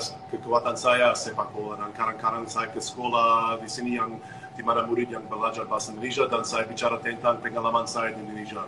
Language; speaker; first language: Indonesian; non-native, fluent; English